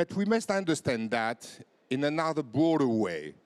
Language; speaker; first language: English; non-native, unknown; French